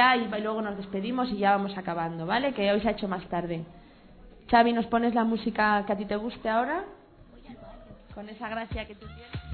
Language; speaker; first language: Spanish; native; Spanish